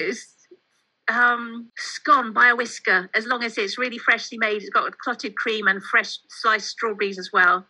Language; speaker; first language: English; native; English